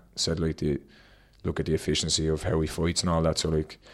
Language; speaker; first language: English; native; English